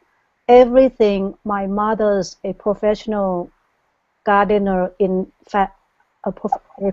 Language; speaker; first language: English; non-native, learner; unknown